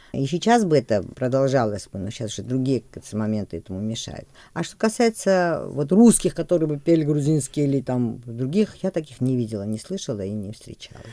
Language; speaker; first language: Russian; non-native, local second language; Georgian